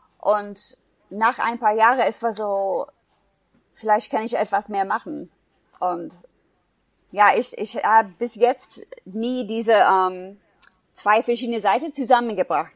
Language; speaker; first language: German; non-native, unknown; English